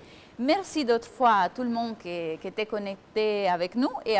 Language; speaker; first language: French; non-native, fluent; Italian